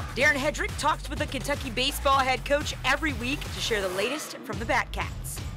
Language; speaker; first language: English; native; English